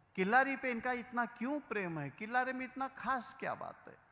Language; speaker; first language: Hindi; non-native, local second language; Marathi